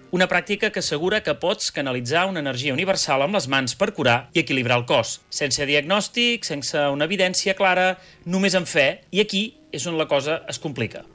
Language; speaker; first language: Catalan; native; Catalan